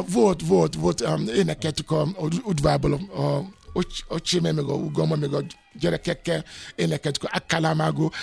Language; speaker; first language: Hungarian; non-native, fluent; Yoruba